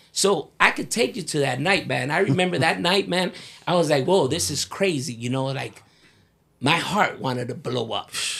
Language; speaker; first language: English; early bilingual, other home language; Spanish